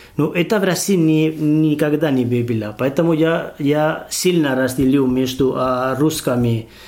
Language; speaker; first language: Russian; non-native, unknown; Spanish